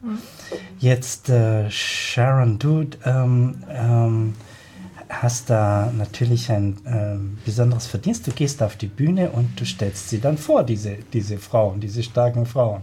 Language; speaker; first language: German; native; German